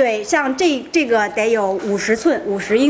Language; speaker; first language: Chinese; native; Chinese